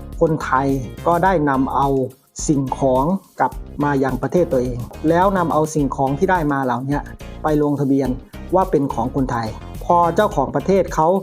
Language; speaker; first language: Thai; native; Thai